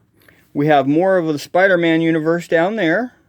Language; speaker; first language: English; native; English